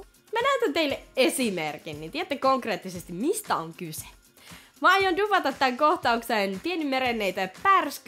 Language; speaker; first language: Finnish; native; Finnish